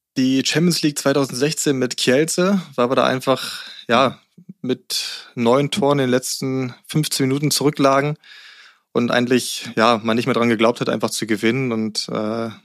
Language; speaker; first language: German; native; German